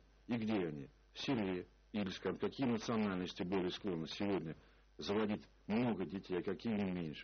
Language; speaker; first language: Russian; native; Russian